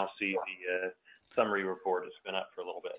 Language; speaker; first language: English; native; English